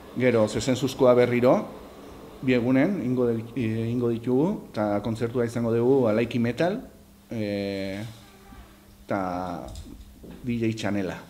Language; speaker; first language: Basque; native; Basque